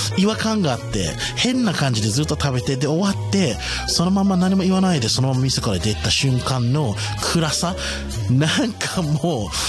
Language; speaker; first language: Japanese; non-native, fluent; English